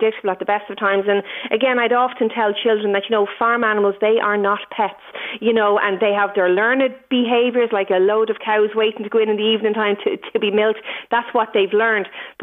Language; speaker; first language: English; native; English